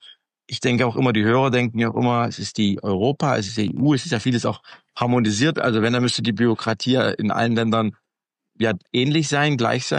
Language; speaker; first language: German; native; German